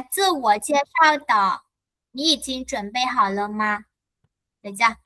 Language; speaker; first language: Chinese; non-native, fluent; Vietnamese